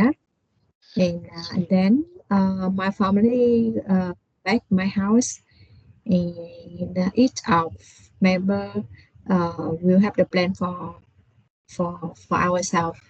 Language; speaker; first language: English; non-native, learner; Vietnamese